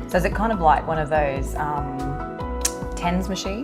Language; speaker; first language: English; native; English